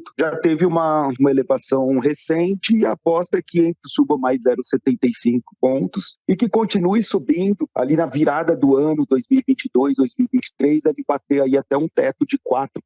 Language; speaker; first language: Portuguese; native; Portuguese